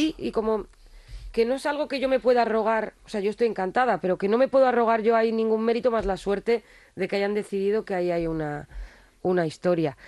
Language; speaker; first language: Spanish; native; Spanish